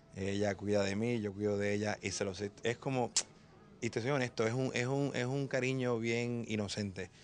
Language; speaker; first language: Spanish; native; Spanish